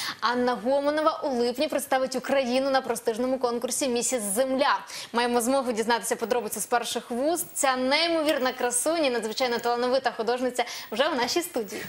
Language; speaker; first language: Ukrainian; native; Ukrainian